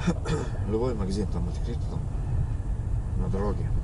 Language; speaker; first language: Russian; non-native, learner; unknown